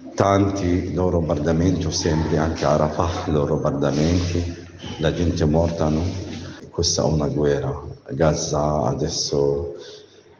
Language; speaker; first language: Italian; non-native, learner; Arabic